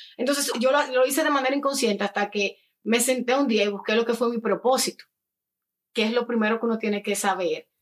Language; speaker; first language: Spanish; native; Spanish